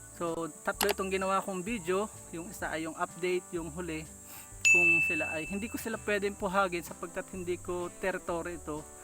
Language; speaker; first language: Filipino; native; Filipino